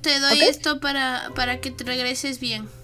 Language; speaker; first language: Spanish; native; Spanish